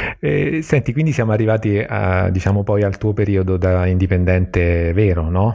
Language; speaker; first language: Italian; native; Italian